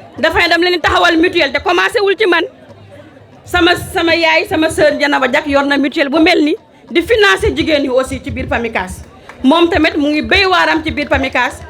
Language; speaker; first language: Wolof; non-native, local second language; Fula